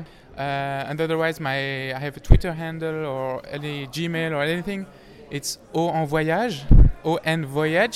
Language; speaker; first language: English; non-native, fluent; French